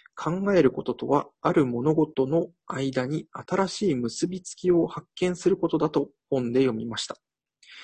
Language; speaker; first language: Japanese; native; Japanese